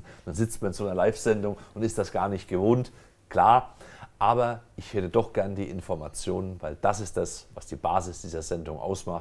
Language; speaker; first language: German; native; German